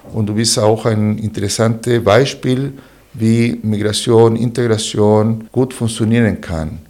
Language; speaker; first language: German; non-native, fluent; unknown